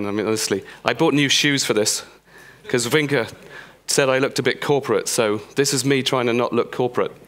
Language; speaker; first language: English; native; English